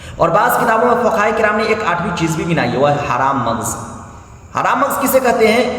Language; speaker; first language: Urdu; native; Urdu